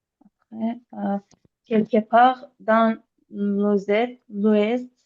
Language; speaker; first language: French; non-native, learner; Azerbaijani